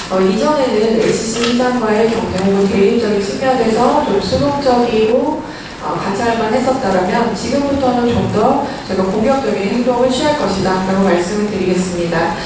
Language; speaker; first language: Korean; native; Korean